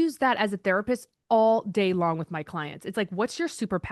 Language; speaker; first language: English; native; English